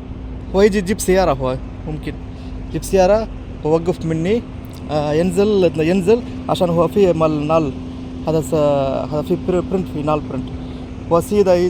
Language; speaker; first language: Arabic; non-native, learner; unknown